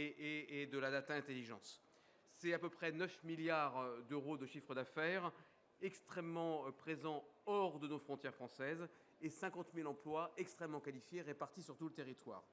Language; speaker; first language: French; native; French